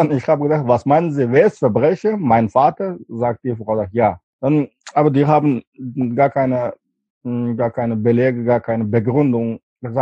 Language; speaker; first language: German; non-native, fluent; Uyghur